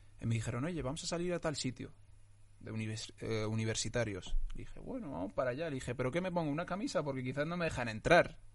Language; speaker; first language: Spanish; early bilingual, other home language; Arabic